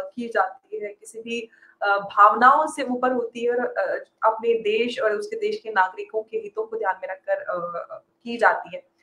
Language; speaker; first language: Hindi; native; Hindi